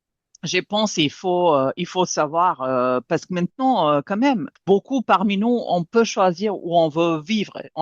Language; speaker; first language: French; non-native, fluent; Serbian